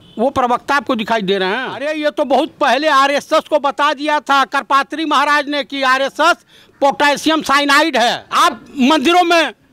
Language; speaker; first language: Hindi; native; Hindi